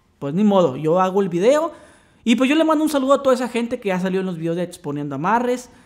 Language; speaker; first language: Spanish; native; Spanish